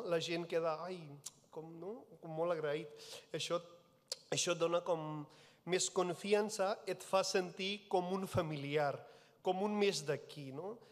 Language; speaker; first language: Catalan; non-native, fluent; Punjabi